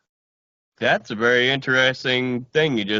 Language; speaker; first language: English; native; English